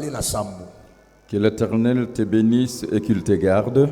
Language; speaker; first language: French; non-native, local second language; Lingala